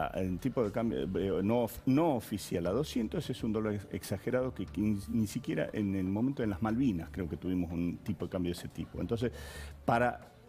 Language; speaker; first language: Spanish; native; Spanish